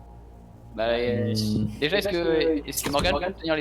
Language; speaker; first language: French; native; French